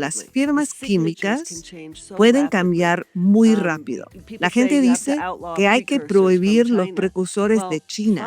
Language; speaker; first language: Spanish; non-native, fluent; English